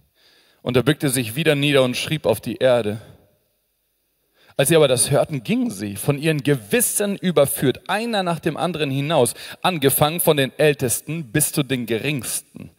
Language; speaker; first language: German; native; German